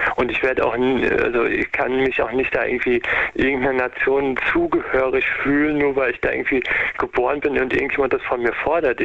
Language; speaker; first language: German; native; German